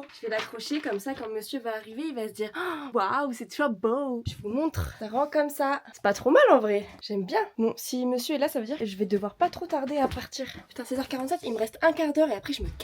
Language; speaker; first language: French; native; French